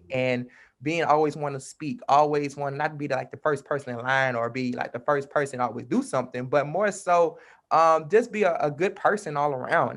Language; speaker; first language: English; native; English